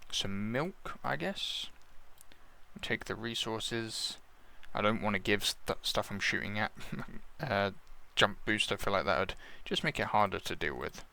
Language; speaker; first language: English; native; English